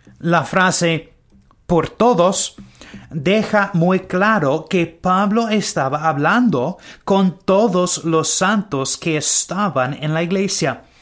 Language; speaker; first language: Spanish; non-native, learner; English